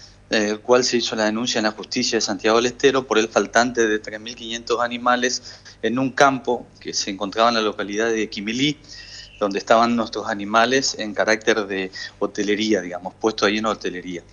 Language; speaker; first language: Spanish; native; Spanish